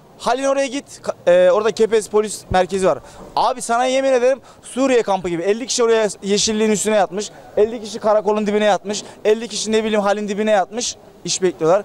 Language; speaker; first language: Turkish; native; Turkish